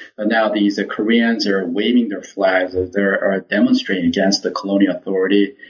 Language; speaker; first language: English; early bilingual, other home language; Korean